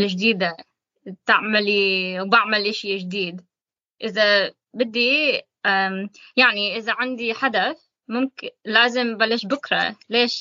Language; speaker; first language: Arabic; non-native, learner; English